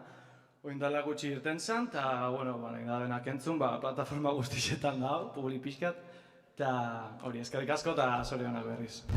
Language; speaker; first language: Basque; native; Basque